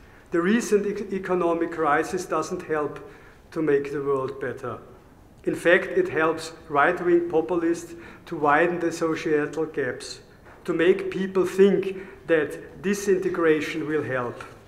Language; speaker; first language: English; non-native, fluent; German